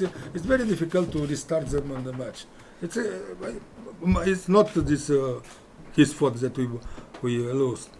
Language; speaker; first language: English; non-native, fluent; Romanian